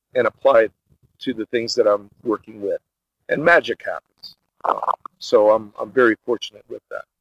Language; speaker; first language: English; early bilingual, other home language; Portuguese